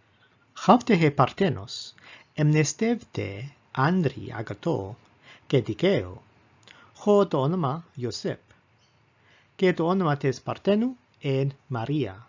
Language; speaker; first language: Greek; non-native, fluent; English